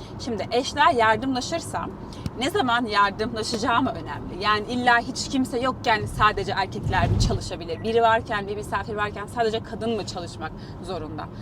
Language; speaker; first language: Turkish; native; Turkish